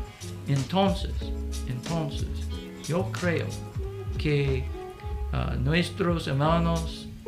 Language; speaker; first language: Spanish; non-native, learner; English